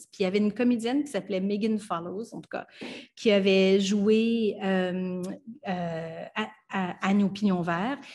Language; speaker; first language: French; non-native, local second language; English